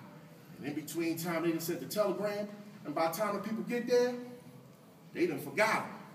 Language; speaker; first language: English; native; English